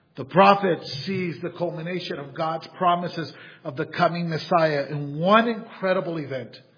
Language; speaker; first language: English; native; English